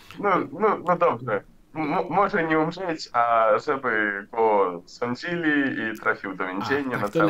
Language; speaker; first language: Polish; non-native, learner; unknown